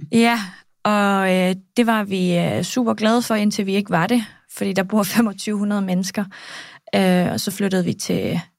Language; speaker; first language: Danish; early bilingual, other home language; Kurdish